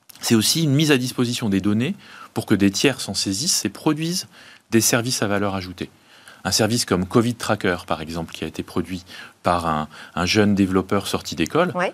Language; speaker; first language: French; native; French